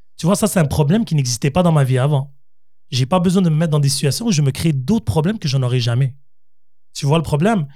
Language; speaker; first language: French; native; French